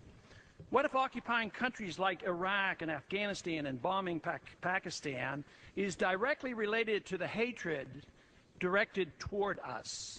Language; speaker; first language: English; native; English